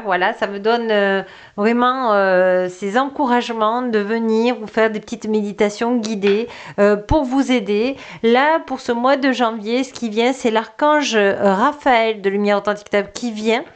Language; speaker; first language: French; native; French